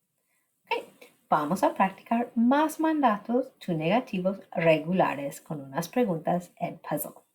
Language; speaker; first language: Spanish; non-native, fluent; English